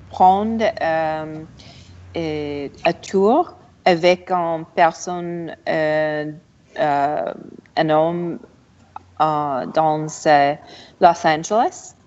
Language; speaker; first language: French; non-native, learner; English